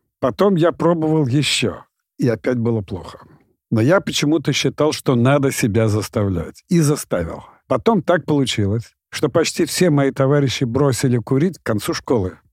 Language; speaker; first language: Russian; native; Russian